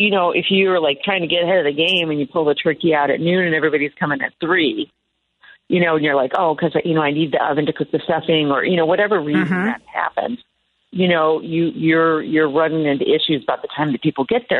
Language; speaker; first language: English; native; English